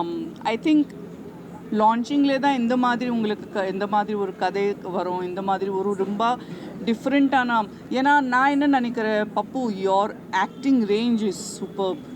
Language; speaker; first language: Tamil; non-native, fluent; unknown